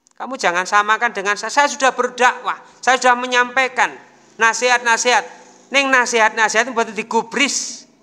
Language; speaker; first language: Indonesian; non-native, local second language; Javanese